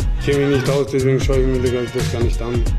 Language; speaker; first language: German; native; German